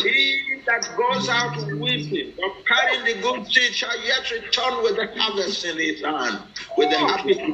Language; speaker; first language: English; non-native, local second language; Yoruba